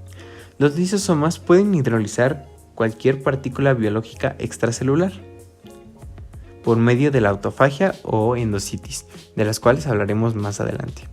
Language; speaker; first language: Spanish; native; Spanish